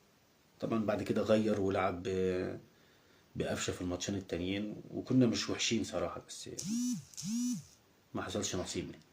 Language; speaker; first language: Arabic; native; Arabic